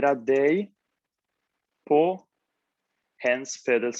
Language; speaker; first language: Swedish; non-native, fluent; Spanish